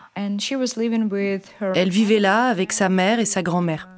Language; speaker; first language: French; non-native, fluent; Ukrainian